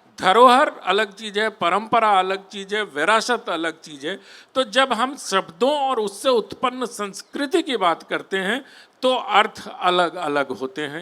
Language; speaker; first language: Hindi; native; Hindi